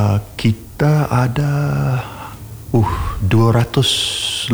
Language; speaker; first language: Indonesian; non-native, learner; English